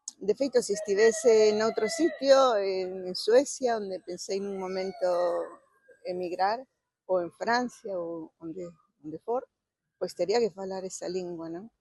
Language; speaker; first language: Galician; early bilingual, heritage; Galician